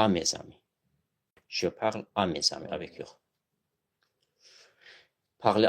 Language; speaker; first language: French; non-native, fluent; Azerbaijani